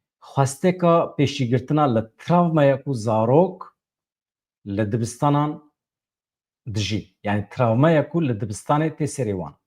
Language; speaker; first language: Kurdish; native; Kurdish